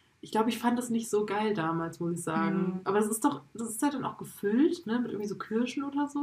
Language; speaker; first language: German; native; German